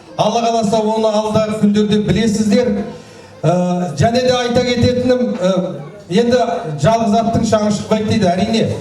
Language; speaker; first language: Kazakh; native; Kazakh